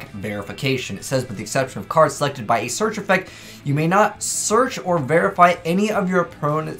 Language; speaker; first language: English; native; English